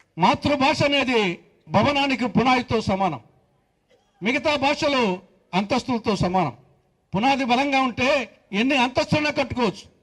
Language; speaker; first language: Telugu; native; Telugu